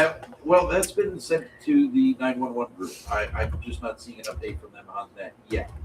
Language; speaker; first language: English; native; English